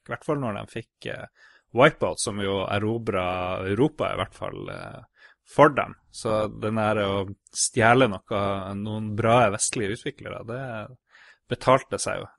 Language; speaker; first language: Norwegian; native; Norwegian